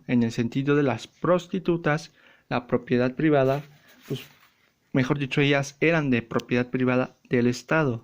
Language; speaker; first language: Spanish; native; Spanish